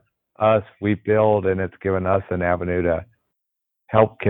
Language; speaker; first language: English; native; English